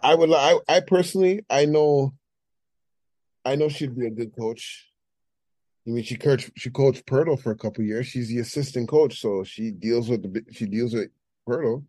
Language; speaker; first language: English; native; English